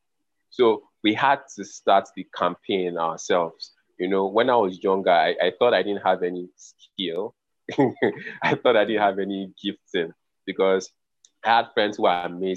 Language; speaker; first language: English; non-native, local second language; Igbo